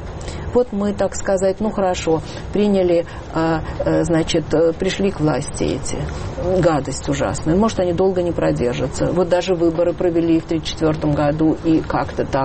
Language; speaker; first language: Russian; native; Russian